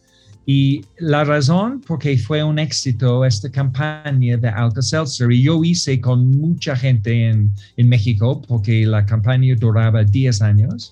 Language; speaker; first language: Spanish; non-native, fluent; English